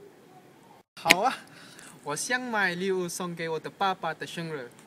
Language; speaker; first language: Chinese; non-native, learner; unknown